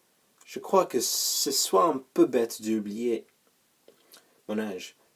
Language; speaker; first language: French; non-native, learner; English